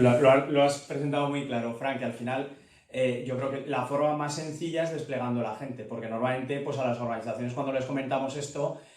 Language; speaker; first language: Spanish; native; Spanish